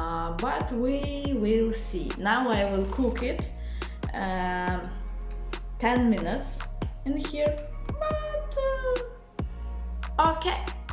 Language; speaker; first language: English; non-native, learner; Russian